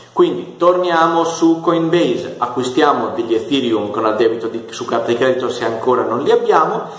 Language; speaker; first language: Italian; native; Italian